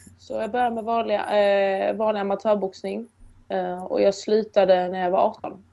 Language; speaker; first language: Swedish; early bilingual, other home language; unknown